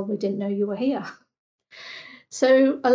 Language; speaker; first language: English; native; English